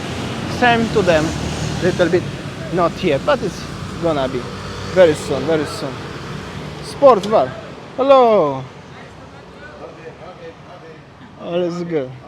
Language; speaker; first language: English; non-native, fluent; Polish